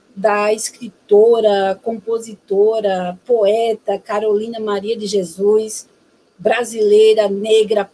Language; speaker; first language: Portuguese; native; Portuguese